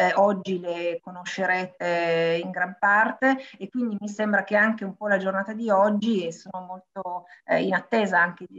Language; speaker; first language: Italian; non-native, fluent; Arabic